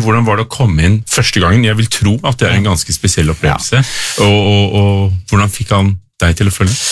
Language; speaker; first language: Norwegian; native; Norwegian